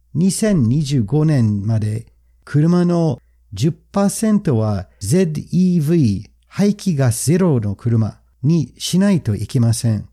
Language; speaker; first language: Japanese; non-native, fluent; English